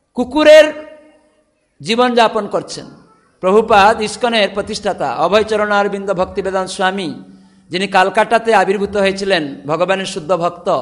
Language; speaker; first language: Bangla; non-native, fluent; Odia